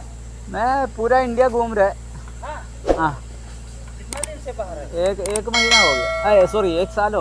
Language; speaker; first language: Hindi; non-native, local second language; Malayalam